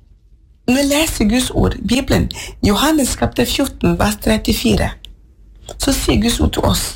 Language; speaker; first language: Norwegian; non-native, fluent; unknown